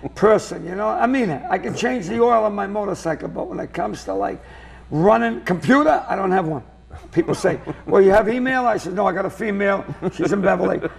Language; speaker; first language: English; native; English